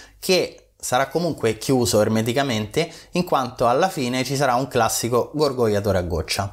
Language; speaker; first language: Italian; native; Italian